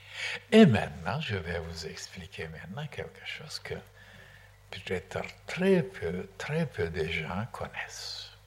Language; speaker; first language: French; non-native, fluent; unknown